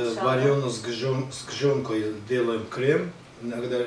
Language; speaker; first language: Russian; non-native, learner; Azerbaijani